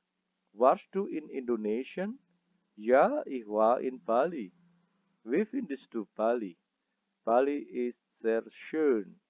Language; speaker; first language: German; non-native, fluent; Indonesian